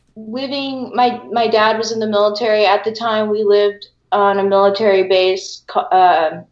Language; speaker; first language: English; early bilingual, other home language; Filipino